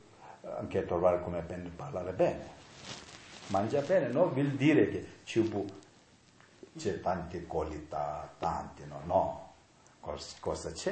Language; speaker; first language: Italian; non-native, learner; Tibetan